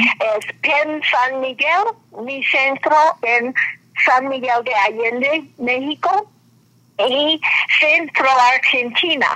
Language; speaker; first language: Spanish; non-native, fluent; English